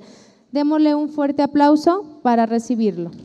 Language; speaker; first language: Spanish; native; Spanish